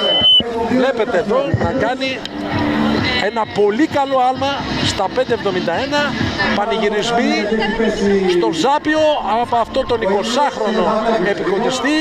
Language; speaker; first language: Greek; native; Greek